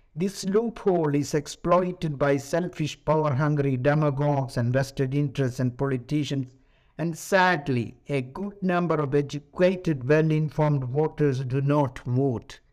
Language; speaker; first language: English; non-native, local second language; Malayalam